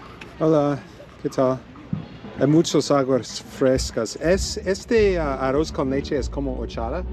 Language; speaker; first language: Spanish; non-native, learner; English